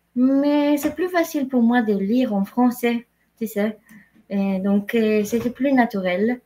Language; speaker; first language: French; non-native, fluent; Polish